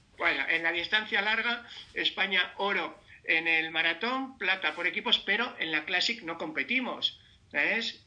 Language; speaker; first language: Spanish; native; Spanish